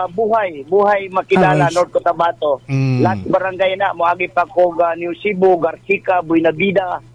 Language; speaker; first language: Cebuano; non-native, local second language; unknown